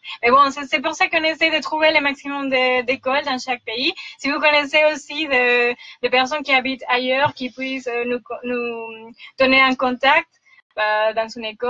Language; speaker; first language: French; non-native, fluent; Spanish